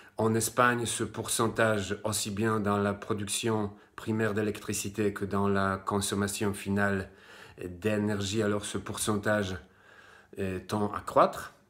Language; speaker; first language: French; non-native, fluent; Polish